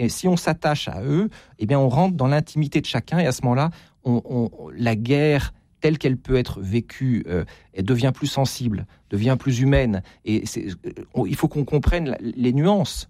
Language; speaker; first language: French; native; French